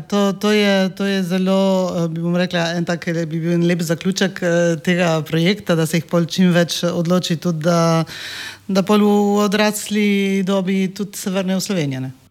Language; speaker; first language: Slovenian; native; Slovenian